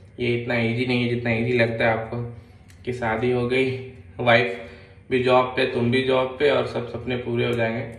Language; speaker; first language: Hindi; native; Hindi